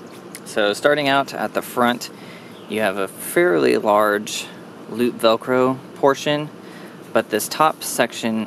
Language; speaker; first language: English; native; English